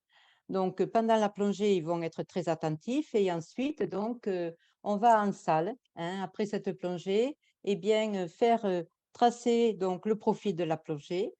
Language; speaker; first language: French; native; French